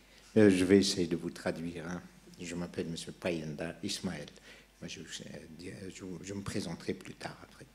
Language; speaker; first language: French; non-native, local second language; Persian